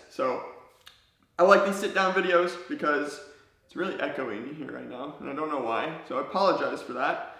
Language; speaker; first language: English; native; English